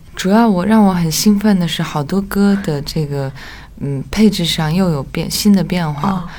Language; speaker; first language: Chinese; non-native, local second language; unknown